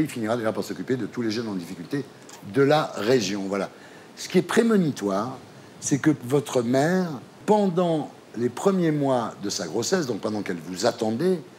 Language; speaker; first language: French; native; French